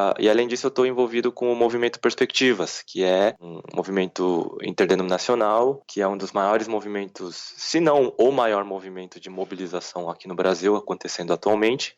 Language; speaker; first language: Portuguese; early bilingual, other home language; Korean